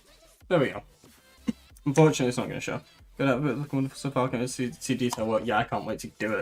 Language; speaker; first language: English; native; English